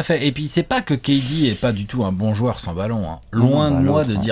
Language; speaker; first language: French; native; French